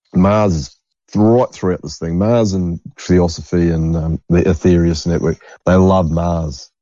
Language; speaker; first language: English; native; English